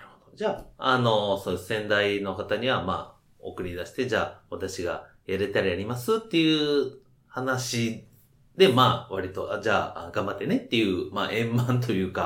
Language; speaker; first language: Japanese; native; Japanese